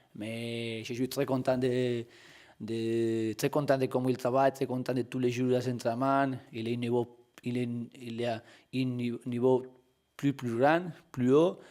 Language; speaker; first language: French; non-native, learner; Spanish